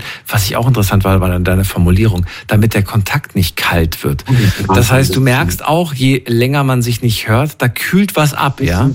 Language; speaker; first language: German; native; German